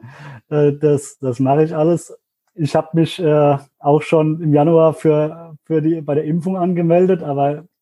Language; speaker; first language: German; native; German